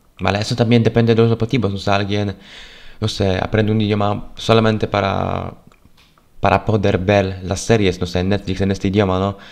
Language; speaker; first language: Spanish; non-native, fluent; Polish